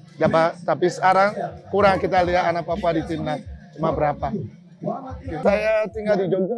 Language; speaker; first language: Indonesian; non-native, fluent; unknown